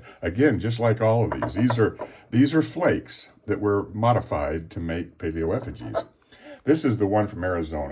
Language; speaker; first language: English; native; English